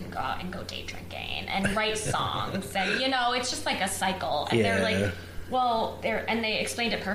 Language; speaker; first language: English; native; English